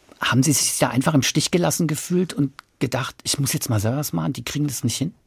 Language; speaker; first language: German; native; German